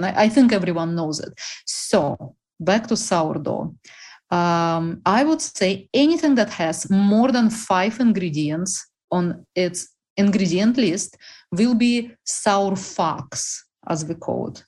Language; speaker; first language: English; non-native, fluent; Russian